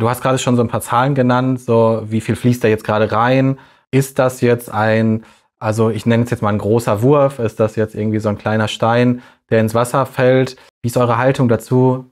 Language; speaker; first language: German; native; German